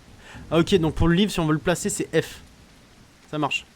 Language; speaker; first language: French; native; French